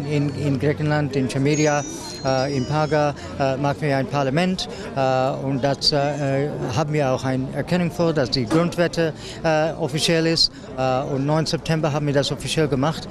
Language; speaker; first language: German; non-native, learner; Dutch